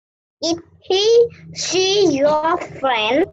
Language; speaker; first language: English; non-native, learner; Vietnamese